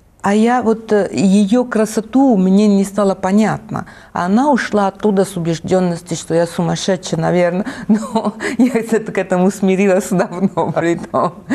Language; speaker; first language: Russian; non-native, fluent; Italian